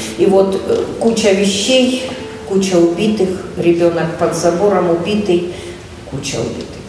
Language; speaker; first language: Russian; native; Russian